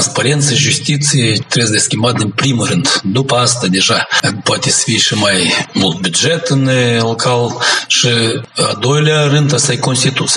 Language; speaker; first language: Romanian; non-native, local second language; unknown